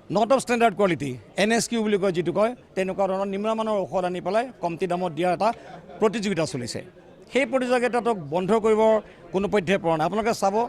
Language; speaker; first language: Assamese; native; Assamese